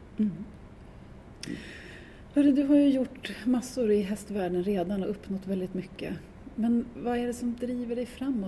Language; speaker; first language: Swedish; native; Swedish